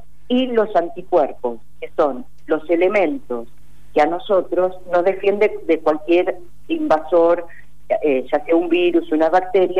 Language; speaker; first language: Spanish; native; Spanish